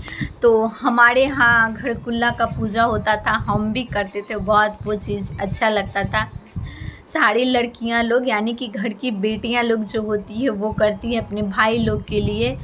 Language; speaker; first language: Hindi; non-native, local second language; Bhojpuri